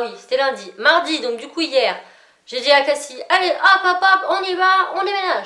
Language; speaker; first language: French; native; French